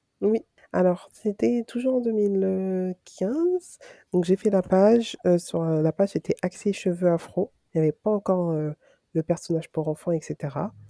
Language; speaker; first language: French; native; French